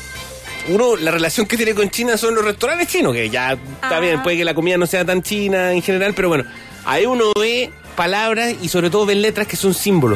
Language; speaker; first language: Spanish; native; Spanish